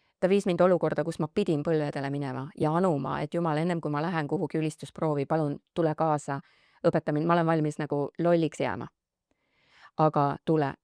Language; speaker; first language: Estonian; native; Estonian